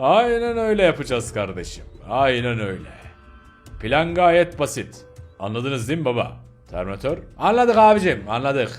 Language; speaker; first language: Turkish; native; Turkish